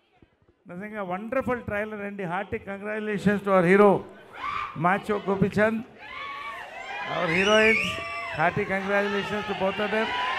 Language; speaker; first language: Telugu; native; Telugu